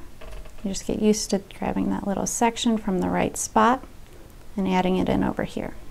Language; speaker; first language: English; native; English